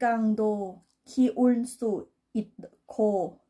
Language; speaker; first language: Korean; non-native, learner; Thai